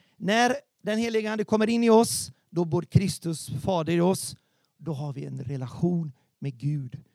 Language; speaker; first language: Swedish; non-native, fluent; Portuguese